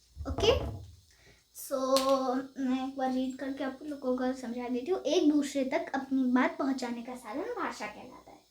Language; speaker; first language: Hindi; native; Hindi